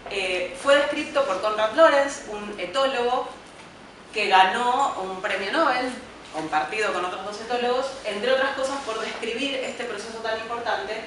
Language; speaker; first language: Spanish; native; Spanish